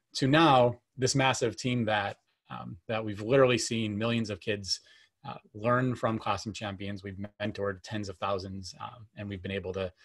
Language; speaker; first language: English; native; English